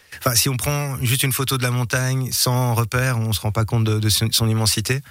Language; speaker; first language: French; native; French